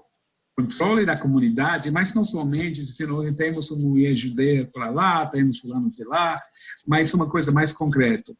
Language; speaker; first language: Portuguese; non-native, fluent; English